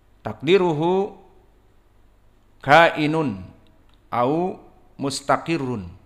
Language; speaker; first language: Arabic; non-native, fluent; Indonesian